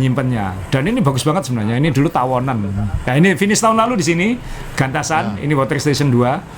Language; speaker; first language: Indonesian; native; Indonesian